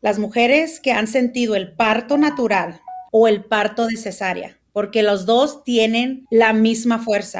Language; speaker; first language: Spanish; early bilingual, heritage; Spanish